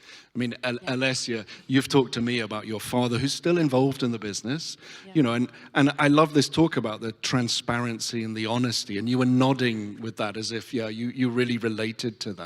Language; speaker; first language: English; non-native, fluent; Italian